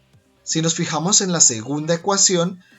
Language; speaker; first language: Spanish; native; Spanish